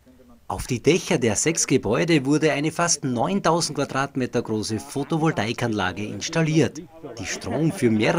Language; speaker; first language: German; native; German